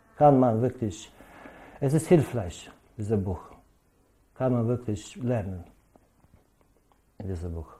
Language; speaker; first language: German; non-native, learner; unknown